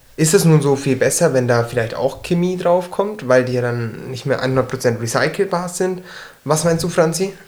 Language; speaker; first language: German; early bilingual, other home language; Turkish